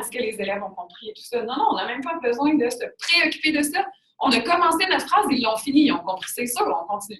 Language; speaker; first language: French; native; French